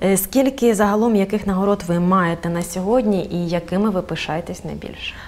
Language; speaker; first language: Ukrainian; native; Ukrainian